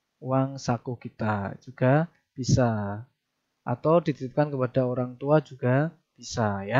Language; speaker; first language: Indonesian; native; Indonesian